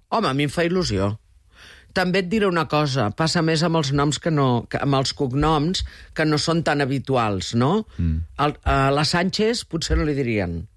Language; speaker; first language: Catalan; early bilingual, heritage; Catalan